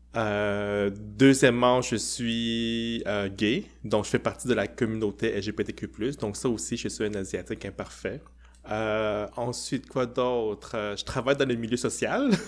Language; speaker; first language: French; early bilingual, other home language; Cantonese